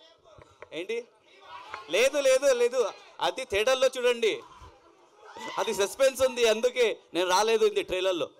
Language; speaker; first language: Telugu; non-native, local second language; Urdu